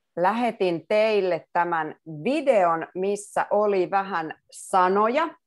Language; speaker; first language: Finnish; native; Finnish